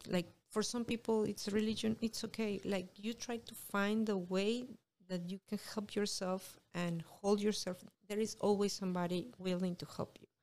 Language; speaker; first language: English; non-native, fluent; Spanish